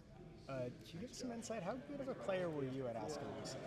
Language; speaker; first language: English; native; English